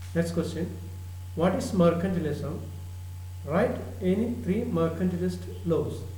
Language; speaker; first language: English; non-native, local second language; Malayalam